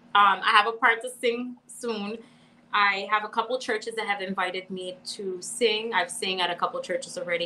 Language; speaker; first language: English; native; English